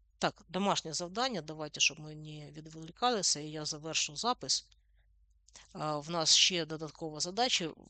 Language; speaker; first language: Ukrainian; non-native, local second language; Russian